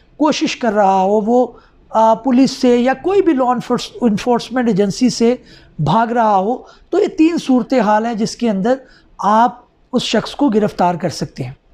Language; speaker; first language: Urdu; non-native, local second language; Punjabi